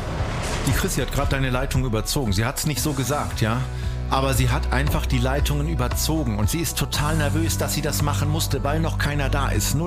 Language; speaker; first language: German; native; German